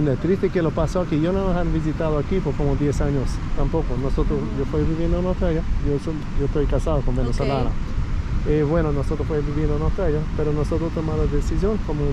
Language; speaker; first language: Spanish; non-native, learner; English